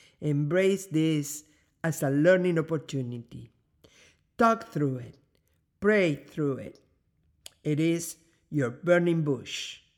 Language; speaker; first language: English; non-native, fluent; Spanish